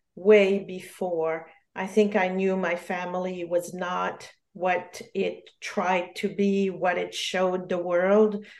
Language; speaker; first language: English; non-native, fluent; French